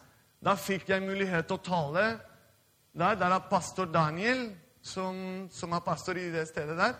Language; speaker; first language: Norwegian; non-native, fluent; Spanish